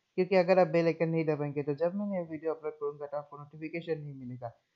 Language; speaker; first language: Hindi; non-native, local second language; Assamese